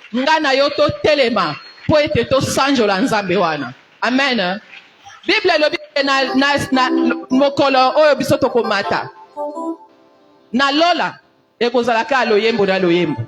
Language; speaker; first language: Lingala; native; Lingala